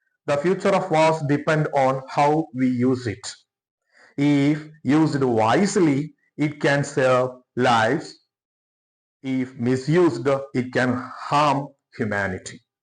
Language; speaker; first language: English; non-native, local second language; Malayalam